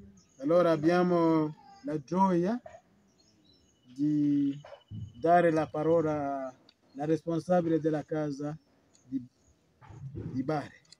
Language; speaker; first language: Italian; non-native, fluent; Kinyarwanda